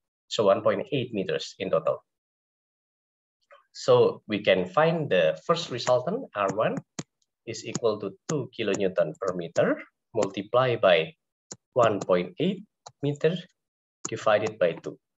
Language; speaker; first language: English; non-native, fluent; Indonesian